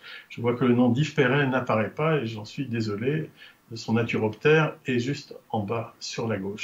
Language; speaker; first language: French; native; French